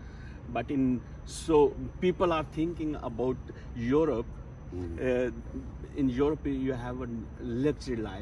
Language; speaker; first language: English; non-native, learner; Urdu